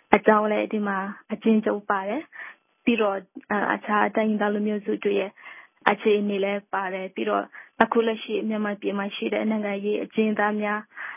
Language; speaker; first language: Burmese; non-native, local second language; S'gaw Karen